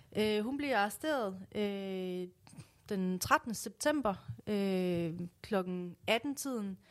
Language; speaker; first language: Danish; early bilingual, other home language; Persian